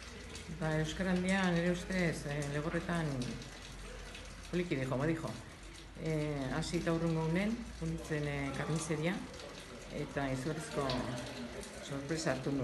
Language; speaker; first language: Basque; native; Basque